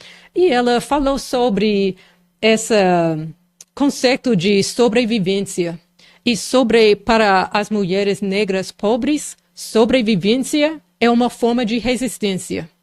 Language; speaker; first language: Portuguese; non-native, fluent; English